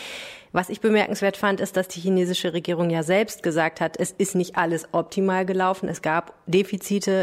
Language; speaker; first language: German; native; German